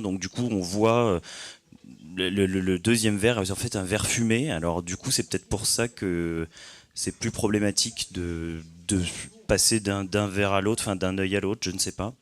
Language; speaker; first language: French; native; French